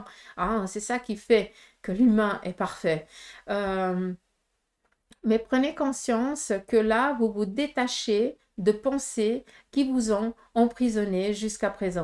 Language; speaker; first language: French; native; French